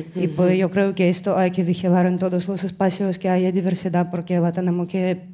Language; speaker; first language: Spanish; non-native, fluent; Russian